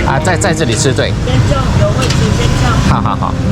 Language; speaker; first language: Chinese; non-native, learner; English